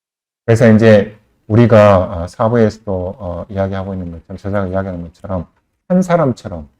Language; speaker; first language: Korean; native; Korean